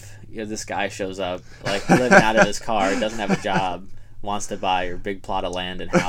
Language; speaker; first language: English; native; English